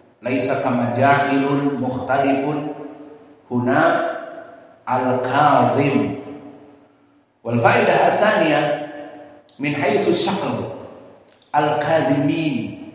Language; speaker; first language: Arabic; non-native, learner; Indonesian